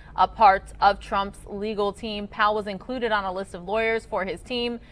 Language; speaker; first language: English; native; English